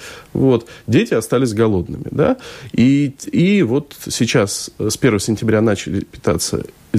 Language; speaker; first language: Russian; native; Russian